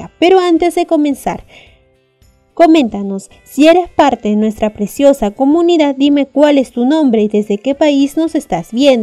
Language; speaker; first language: Spanish; native; Spanish